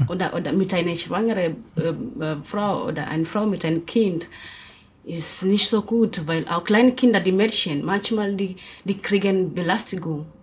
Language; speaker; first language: German; non-native, learner; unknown